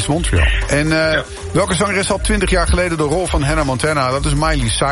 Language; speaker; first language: Dutch; native; Dutch